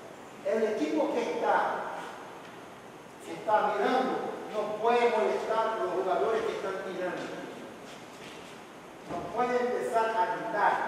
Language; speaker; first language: Spanish; non-native, fluent; Portuguese